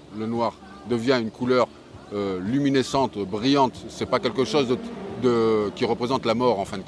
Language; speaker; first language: French; native; French